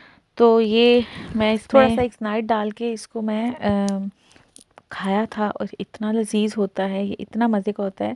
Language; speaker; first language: Hindi; native; Hindi